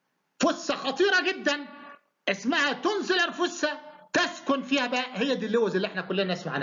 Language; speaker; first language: Arabic; native; Arabic